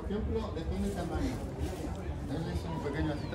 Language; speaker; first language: Spanish; native; Spanish